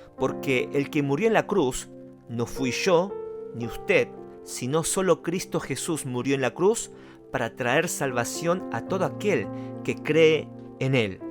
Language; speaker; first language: Spanish; non-native, fluent; Korean